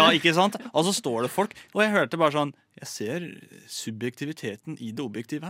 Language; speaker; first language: Norwegian; native; Norwegian